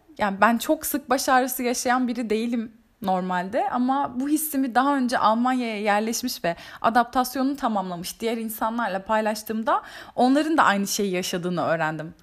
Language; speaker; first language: Turkish; native; Turkish